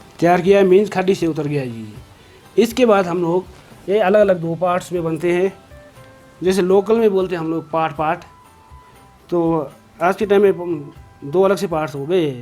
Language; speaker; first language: Hindi; non-native, local second language; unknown